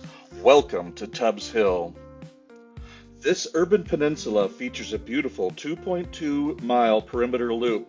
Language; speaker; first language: English; native; English